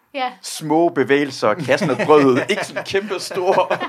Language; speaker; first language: Danish; non-native, fluent; Persian